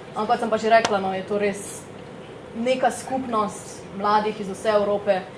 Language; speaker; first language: Slovenian; native; Slovenian